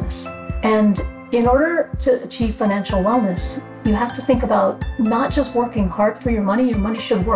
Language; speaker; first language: English; native; English